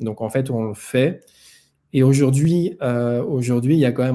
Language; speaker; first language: French; native; French